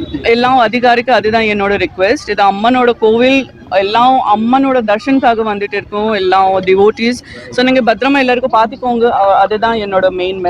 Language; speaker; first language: Tamil; non-native, fluent; Gujarati